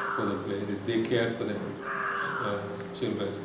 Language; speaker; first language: English; non-native, local second language; Tamil